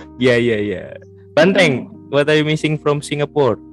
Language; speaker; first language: English; non-native, learner; Indonesian